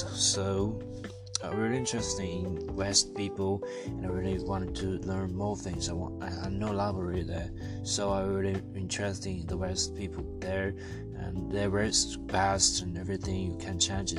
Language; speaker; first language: English; non-native, learner; Chinese